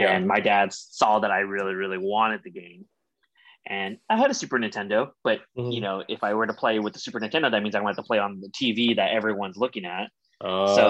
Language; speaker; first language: English; native; English